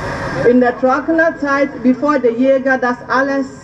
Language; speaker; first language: German; non-native, fluent; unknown